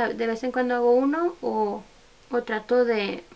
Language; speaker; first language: Spanish; early bilingual, heritage; Spanish